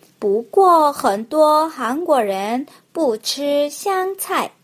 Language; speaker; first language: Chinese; non-native, fluent; Korean